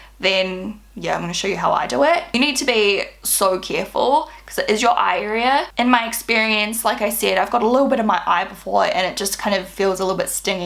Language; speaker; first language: English; native; English